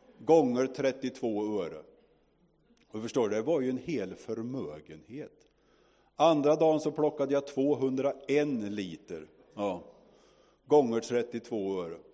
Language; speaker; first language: Swedish; native; Swedish